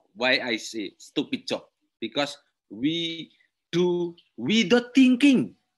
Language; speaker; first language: English; non-native, learner; Indonesian